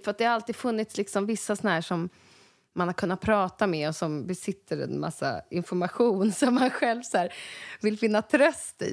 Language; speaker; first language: Swedish; native; Swedish